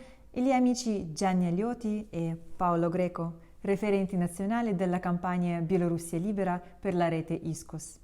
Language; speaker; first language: Italian; non-native, fluent; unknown